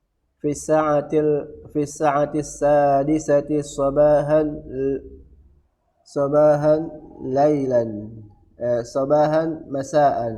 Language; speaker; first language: Arabic; non-native, fluent; Indonesian